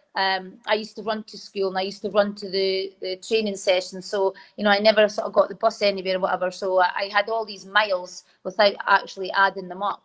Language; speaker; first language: English; native; English